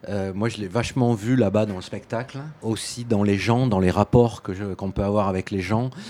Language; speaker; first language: French; native; French